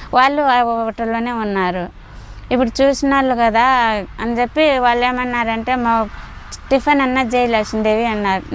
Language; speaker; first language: Telugu; native; Telugu